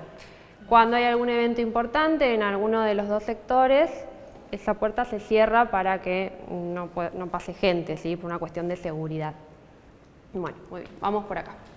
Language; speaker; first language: Spanish; native; Spanish